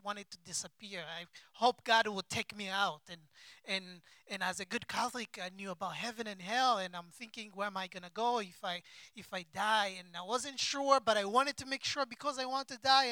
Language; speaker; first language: English; non-native, local second language; Kinyarwanda